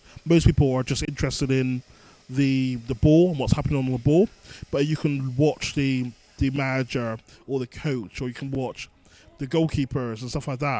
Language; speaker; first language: English; native; English